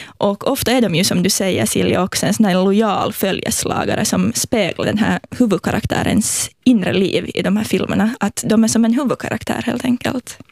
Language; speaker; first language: Swedish; native; Swedish